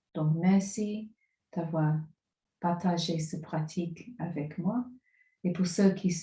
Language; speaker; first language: French; non-native, fluent; English